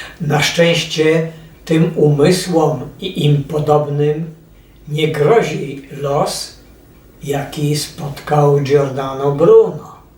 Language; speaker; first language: Polish; native; Polish